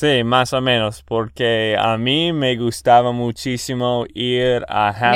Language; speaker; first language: Spanish; non-native, fluent; English